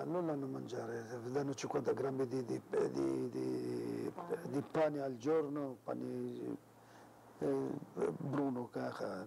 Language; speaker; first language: Italian; non-native, local second language; Arabic